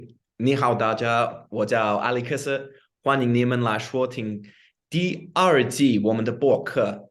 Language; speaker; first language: Chinese; non-native, fluent; English